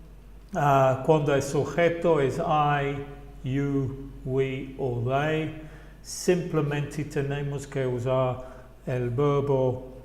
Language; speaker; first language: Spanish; non-native, fluent; English